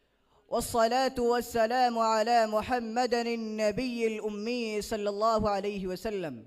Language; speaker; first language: Arabic; non-native, learner; Bangla